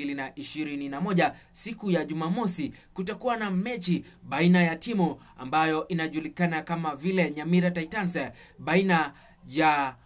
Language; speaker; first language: Swahili; non-native, local second language; Gusii